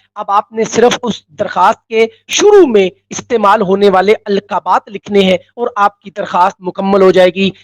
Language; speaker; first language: Urdu; non-native, local second language; Punjabi